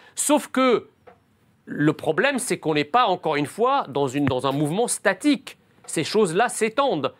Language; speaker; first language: French; early bilingual, other home language; Arabic